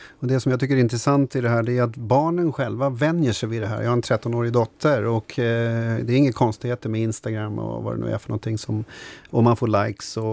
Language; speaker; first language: Swedish; native; Swedish